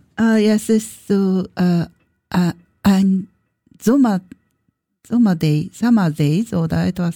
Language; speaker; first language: German; non-native, learner; Japanese